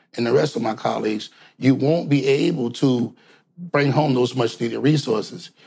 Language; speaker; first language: English; native; English